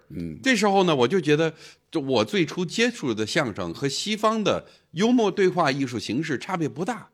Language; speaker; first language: Chinese; non-native, fluent; English